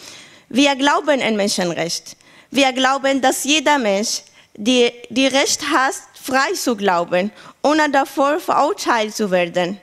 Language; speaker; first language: German; non-native, learner; Arabic